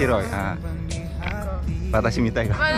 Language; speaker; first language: Japanese; non-native, fluent; Indonesian